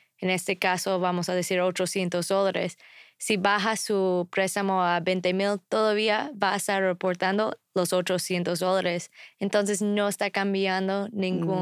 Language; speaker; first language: Spanish; non-native, fluent; English